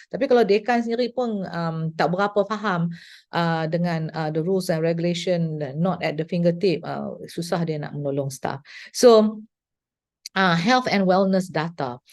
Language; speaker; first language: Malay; native; Malay